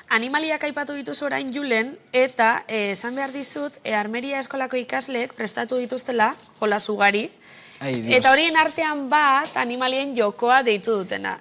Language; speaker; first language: Basque; native; Basque